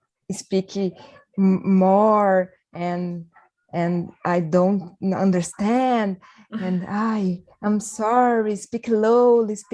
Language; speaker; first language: English; non-native, learner; Portuguese